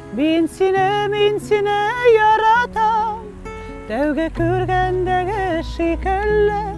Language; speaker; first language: Tatar; non-native, local second language; Russian